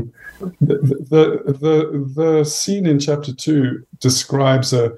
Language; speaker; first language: English; native; English